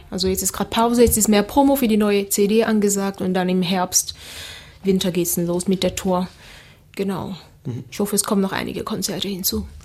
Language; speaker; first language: German; early bilingual, other home language; Seselwa Creole French